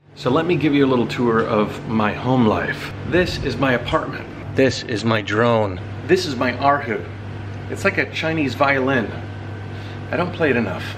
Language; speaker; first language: English; native; English